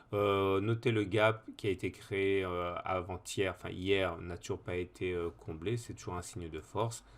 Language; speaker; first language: French; native; French